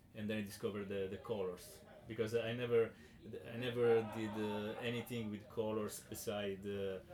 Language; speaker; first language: English; non-native, learner; Italian